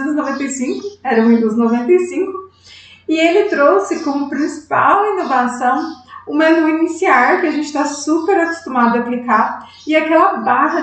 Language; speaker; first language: Portuguese; native; Portuguese